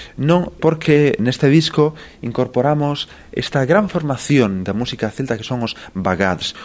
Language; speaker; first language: Galician; native; Galician